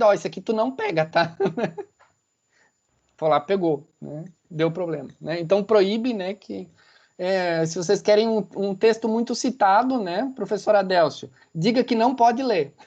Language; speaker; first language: Portuguese; native; Portuguese